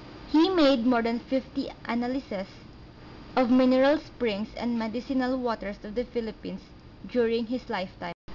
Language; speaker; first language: English; non-native, local second language; Filipino